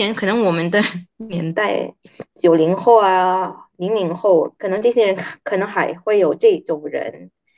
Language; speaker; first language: Chinese; early bilingual, heritage; Chinese